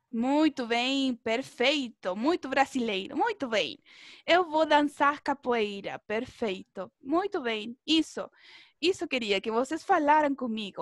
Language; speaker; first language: Portuguese; non-native, fluent; Spanish